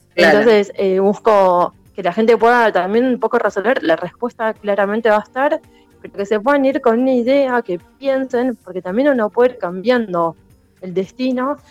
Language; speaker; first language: Spanish; native; Spanish